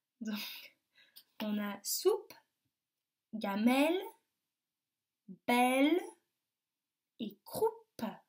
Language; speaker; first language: French; native; French